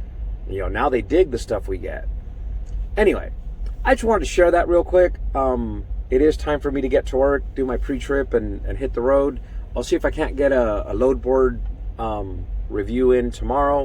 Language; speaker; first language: English; native; English